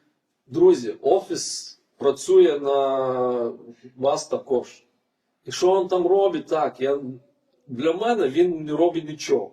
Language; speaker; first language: Ukrainian; non-native, fluent; Lithuanian